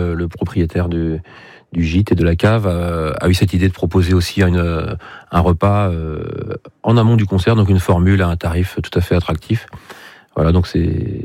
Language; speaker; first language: French; native; French